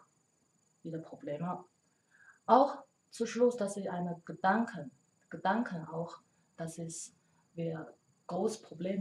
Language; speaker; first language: German; non-native, learner; Chinese